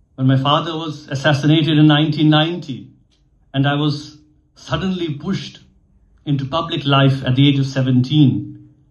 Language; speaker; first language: English; non-native, local second language; Urdu